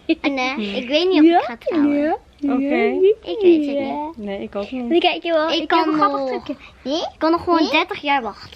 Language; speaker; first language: Dutch; early bilingual, other home language; Turkish